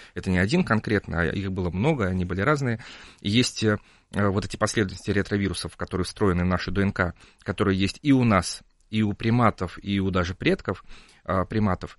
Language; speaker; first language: Russian; native; Russian